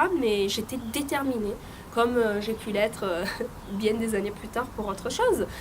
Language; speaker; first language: French; early bilingual, other home language; Italian